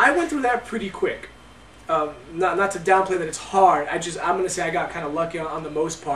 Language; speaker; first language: English; native; English